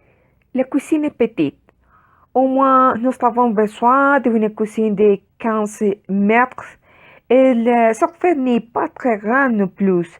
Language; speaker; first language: French; non-native, learner; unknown